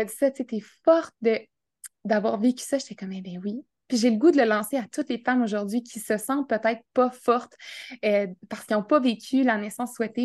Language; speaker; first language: French; native; French